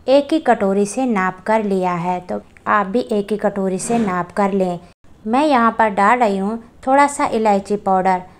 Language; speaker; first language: Hindi; native; Hindi